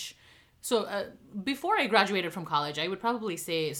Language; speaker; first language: English; non-native, local second language; Tamil